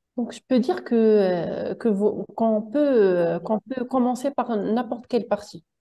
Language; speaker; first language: French; non-native, local second language; Arabic